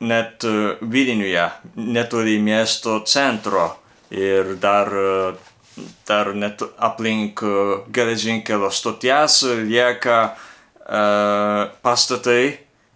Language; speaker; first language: Lithuanian; non-native, learner; Japanese